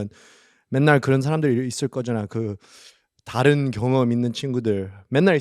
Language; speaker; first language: Korean; early bilingual, heritage; English